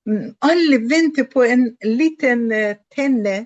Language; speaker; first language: Norwegian; non-native, fluent; Persian